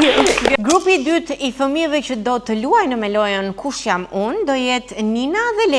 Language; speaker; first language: Albanian; native; Albanian